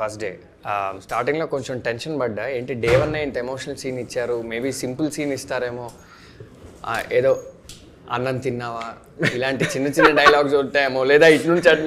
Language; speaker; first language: Telugu; native; Telugu